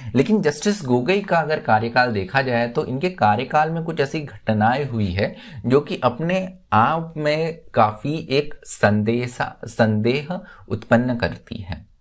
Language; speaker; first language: Hindi; native; Hindi